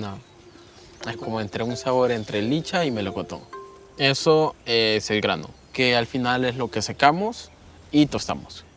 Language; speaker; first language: Spanish; native; Spanish